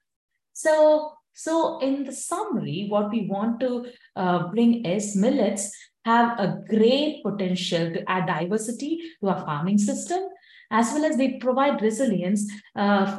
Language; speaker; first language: English; non-native, local second language; Tamil